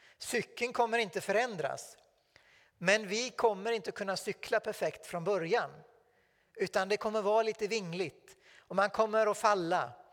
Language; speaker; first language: Swedish; native; Swedish